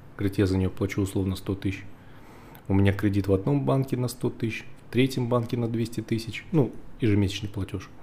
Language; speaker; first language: Russian; native; Russian